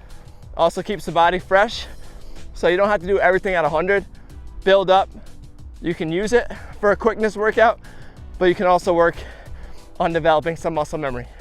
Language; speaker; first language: English; native; English